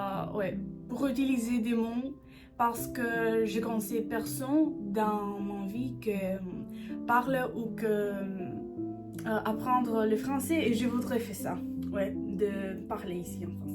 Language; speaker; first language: French; non-native, learner; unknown